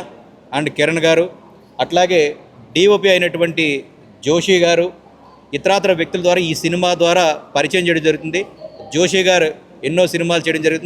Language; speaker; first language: Telugu; native; Telugu